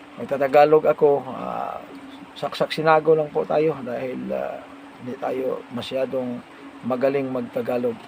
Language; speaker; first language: Filipino; non-native, local second language; Cebuano